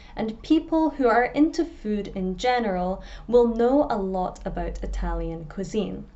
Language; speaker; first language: English; native; English